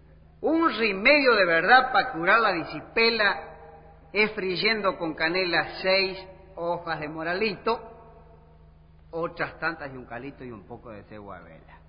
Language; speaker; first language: Spanish; native; Spanish